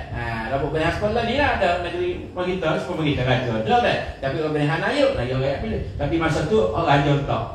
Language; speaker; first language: Malay; native; Malay